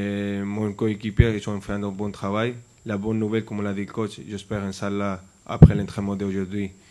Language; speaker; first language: French; non-native, fluent; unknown